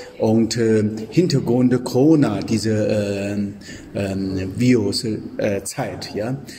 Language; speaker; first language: German; non-native, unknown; Chinese